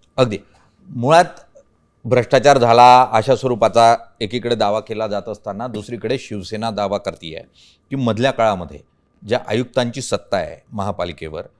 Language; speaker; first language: Marathi; native; Marathi